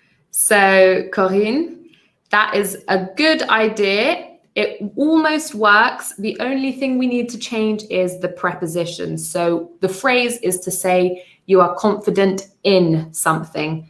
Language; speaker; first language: English; native; English